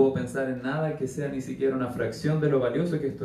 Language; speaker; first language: Spanish; native; Spanish